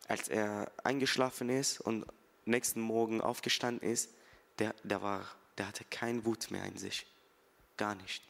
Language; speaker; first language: German; early bilingual, other home language; Persian